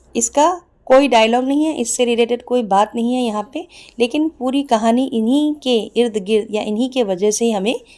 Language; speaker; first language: Hindi; non-native, local second language; Assamese